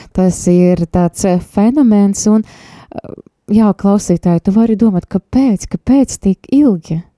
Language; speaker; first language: Latvian; non-native, local second language; Russian